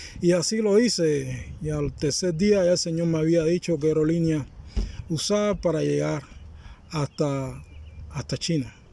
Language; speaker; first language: Spanish; native; Spanish